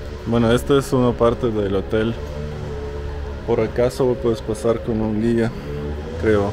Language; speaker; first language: Spanish; non-native, fluent; Russian